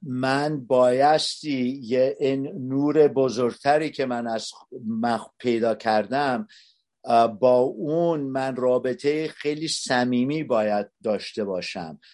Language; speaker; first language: Persian; early bilingual, heritage; Persian